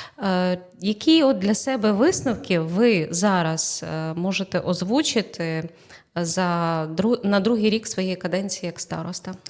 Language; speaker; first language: Ukrainian; native; Ukrainian